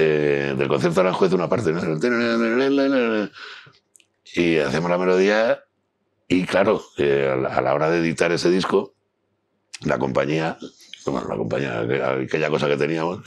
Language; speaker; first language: Spanish; native; Spanish